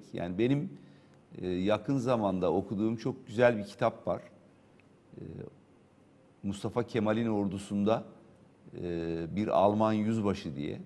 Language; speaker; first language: Turkish; native; Turkish